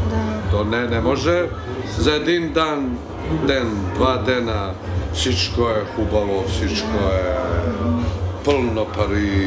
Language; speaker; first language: Bulgarian; non-native, learner; Serbian